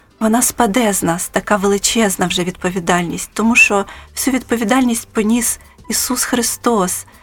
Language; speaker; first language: Ukrainian; native; Ukrainian